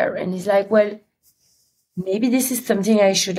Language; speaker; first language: English; non-native, fluent; Dutch